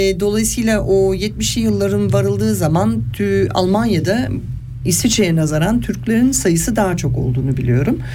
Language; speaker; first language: Turkish; early bilingual, heritage; Turkish